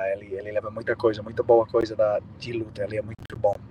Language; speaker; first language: Portuguese; non-native, fluent; English